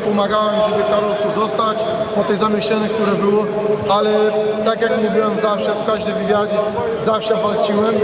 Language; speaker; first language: Polish; non-native, fluent; Portuguese